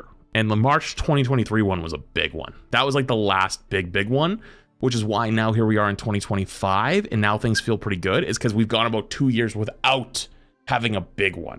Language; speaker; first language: English; native; English